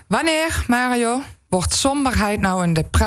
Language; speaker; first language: Dutch; native; Dutch